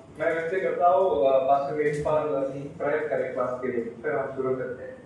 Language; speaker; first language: Hindi; non-native, local second language; Malayalam